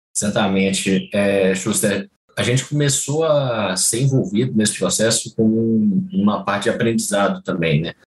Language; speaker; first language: Portuguese; native; Portuguese